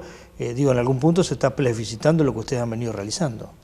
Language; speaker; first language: Spanish; native; Spanish